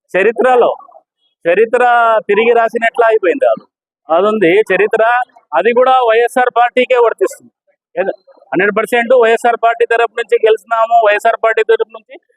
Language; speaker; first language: Telugu; non-native, local second language; Urdu